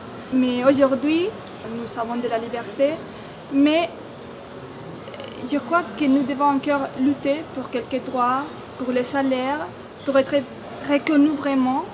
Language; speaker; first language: French; non-native, fluent; Spanish